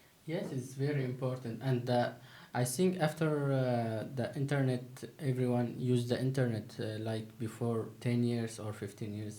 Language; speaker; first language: English; non-native, learner; Turkish